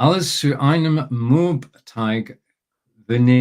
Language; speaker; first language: German; non-native, learner; English